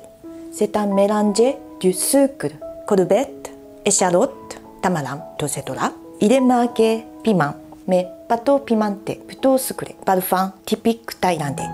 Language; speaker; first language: French; non-native, learner; Japanese